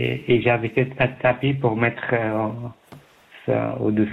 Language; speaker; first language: French; non-native, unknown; Persian